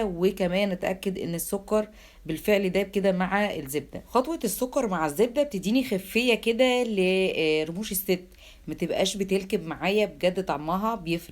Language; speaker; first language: Arabic; native; Arabic